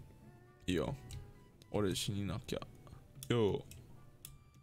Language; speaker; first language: Japanese; non-native, learner; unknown